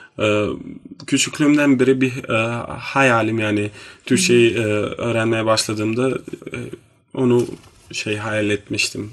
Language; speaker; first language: Turkish; non-native, fluent; Bosnian